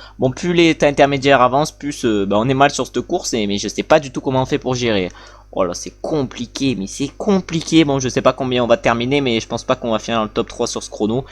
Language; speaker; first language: French; native; French